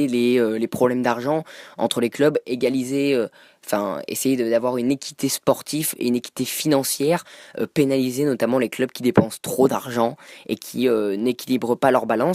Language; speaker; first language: French; native; French